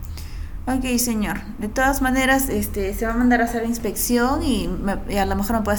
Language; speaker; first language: Spanish; native; Spanish